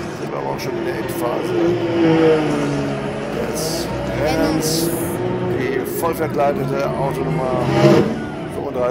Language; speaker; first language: German; native; German